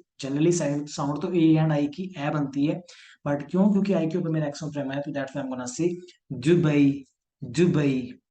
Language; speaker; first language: Hindi; non-native, local second language; Punjabi